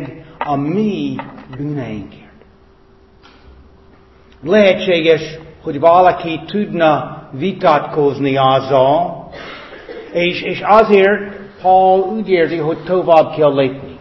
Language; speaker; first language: Hungarian; non-native, fluent; English